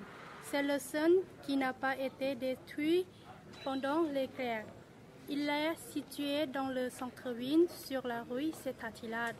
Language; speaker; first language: French; non-native, learner; Lao